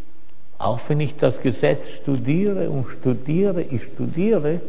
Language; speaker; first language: German; non-native, fluent; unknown